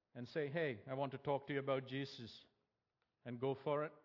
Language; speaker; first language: English; non-native, local second language; Tamil